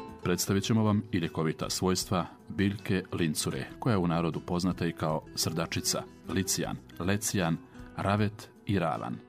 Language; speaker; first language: Croatian; native; Croatian